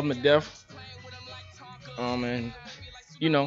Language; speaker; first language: English; native; English